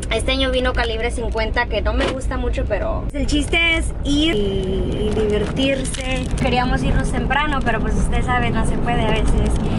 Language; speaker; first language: Spanish; native; Spanish